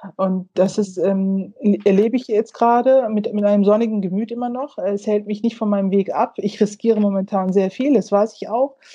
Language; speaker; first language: German; early bilingual, other home language; Turkish